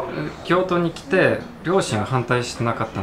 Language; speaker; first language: Japanese; non-native, fluent; Polish